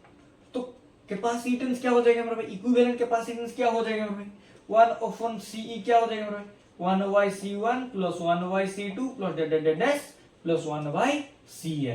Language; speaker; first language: Hindi; non-native, local second language; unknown